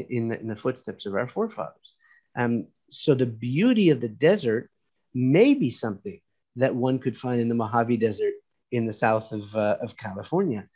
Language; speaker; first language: English; native; English